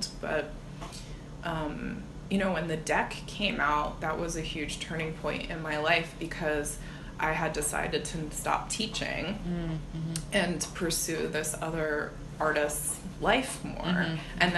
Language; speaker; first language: English; native; English